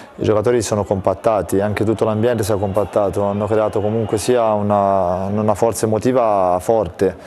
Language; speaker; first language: Italian; native; Italian